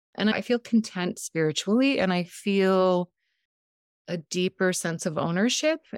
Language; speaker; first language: English; early bilingual, other home language; Serbian